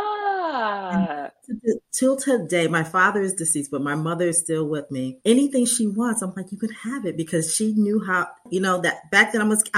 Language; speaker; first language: English; native; English